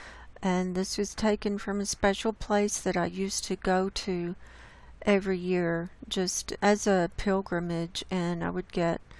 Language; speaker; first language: English; native; English